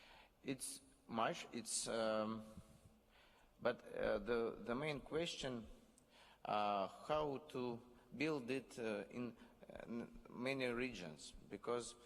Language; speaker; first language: English; non-native, learner; Russian